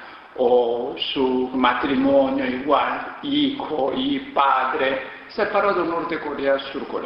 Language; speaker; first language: Spanish; non-native, learner; Korean